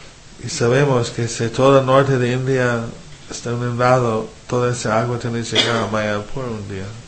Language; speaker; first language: Spanish; non-native, fluent; English